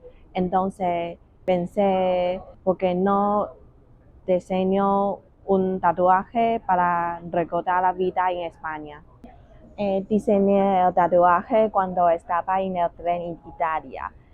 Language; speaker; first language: Spanish; non-native, learner; Chinese